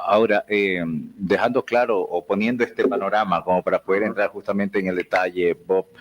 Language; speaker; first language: Spanish; native; Spanish